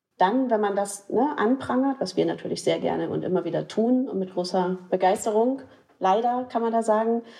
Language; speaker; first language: German; native; German